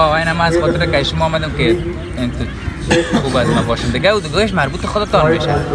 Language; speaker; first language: Persian; native; Persian